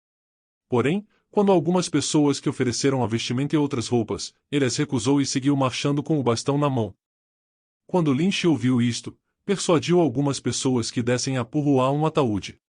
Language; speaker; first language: Portuguese; native; Portuguese